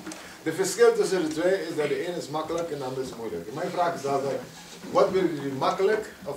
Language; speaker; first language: Dutch; non-native, fluent; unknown